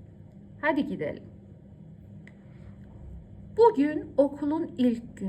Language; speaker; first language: Turkish; non-native, fluent; Persian